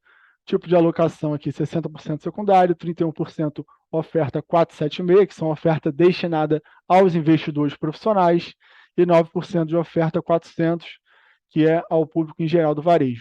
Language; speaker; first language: Portuguese; native; Portuguese